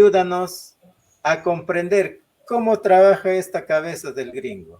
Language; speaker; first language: Spanish; non-native, local second language; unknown